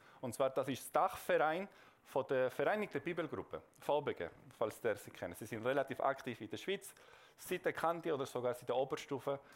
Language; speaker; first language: German; non-native, local second language; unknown